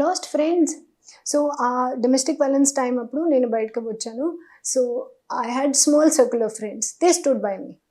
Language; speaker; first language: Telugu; non-native, fluent; Hindi